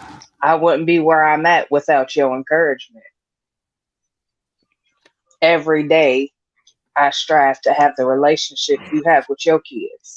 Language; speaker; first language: English; native; English